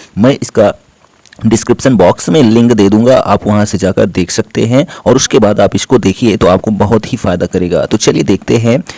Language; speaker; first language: Hindi; native; Hindi